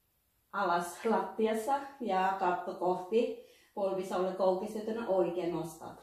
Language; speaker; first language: Finnish; non-native, learner; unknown